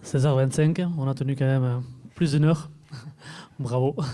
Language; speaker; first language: French; native; French